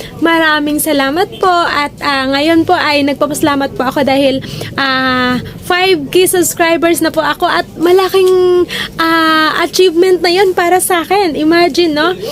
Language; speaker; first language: Filipino; non-native, local second language; Hiligaynon